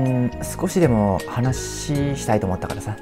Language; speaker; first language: Japanese; native; Japanese